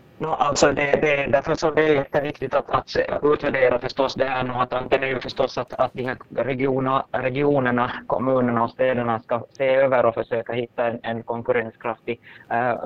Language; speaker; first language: Swedish; native; Swedish